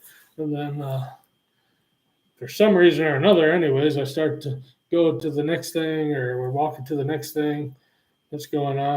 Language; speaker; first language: English; native; English